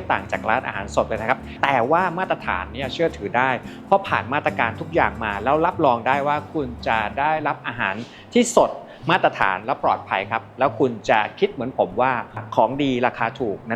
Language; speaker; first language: Thai; native; Thai